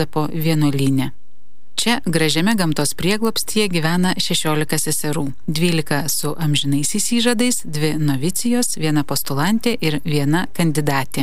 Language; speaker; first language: Lithuanian; native; Lithuanian